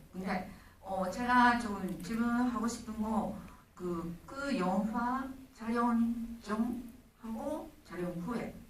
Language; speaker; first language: Korean; non-native, learner; Japanese